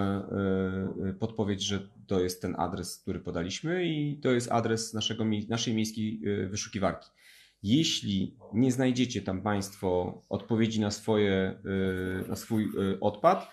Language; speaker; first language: Polish; native; Polish